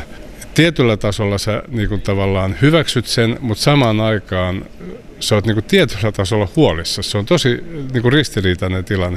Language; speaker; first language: Finnish; native; Finnish